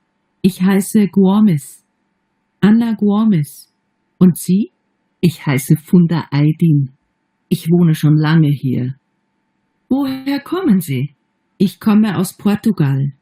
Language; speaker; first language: German; non-native, learner; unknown